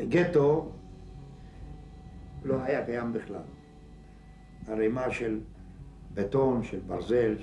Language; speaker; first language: Hebrew; non-native, fluent; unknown